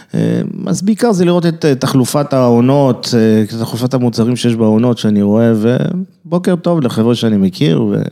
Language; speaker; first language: Hebrew; early bilingual, other home language; French